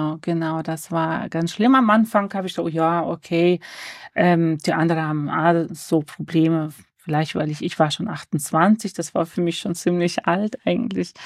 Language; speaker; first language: German; early bilingual, other home language; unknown